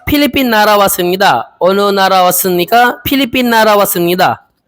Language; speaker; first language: Korean; non-native, learner; Filipino